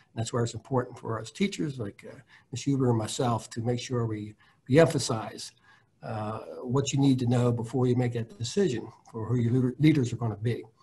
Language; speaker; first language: English; native; English